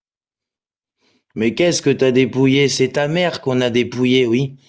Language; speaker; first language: French; native; French